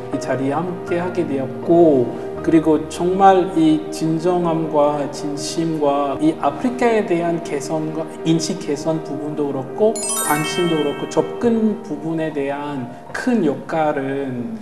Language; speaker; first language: Korean; non-native, fluent; French